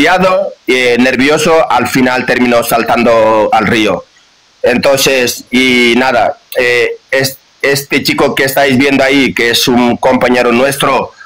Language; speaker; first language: Spanish; non-native, fluent; Wolof